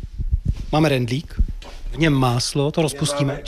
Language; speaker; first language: Czech; native; Czech